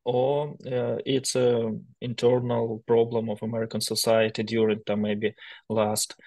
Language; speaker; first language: English; non-native, learner; Ukrainian